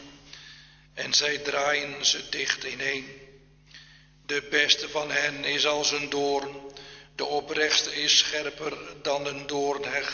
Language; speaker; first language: Dutch; native; Dutch